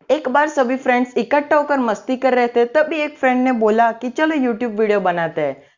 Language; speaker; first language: Hindi; non-native, local second language; Gujarati